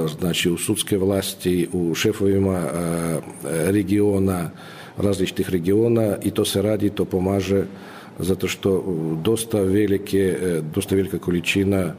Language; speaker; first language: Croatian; non-native, fluent; Russian